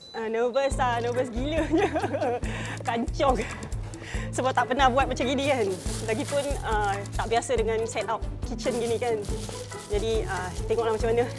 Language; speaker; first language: Malay; native; Malay